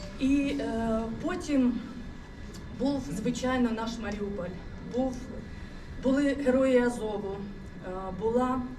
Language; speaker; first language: Ukrainian; non-native, local second language; Russian